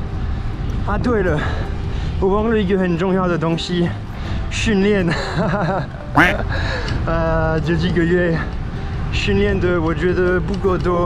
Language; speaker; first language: Chinese; non-native, fluent; French